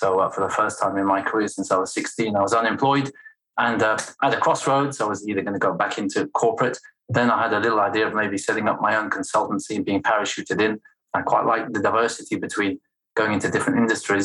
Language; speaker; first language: English; non-native, fluent; French